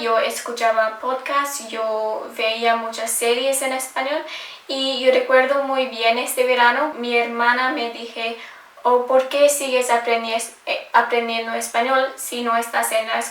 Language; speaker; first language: Spanish; non-native, learner; English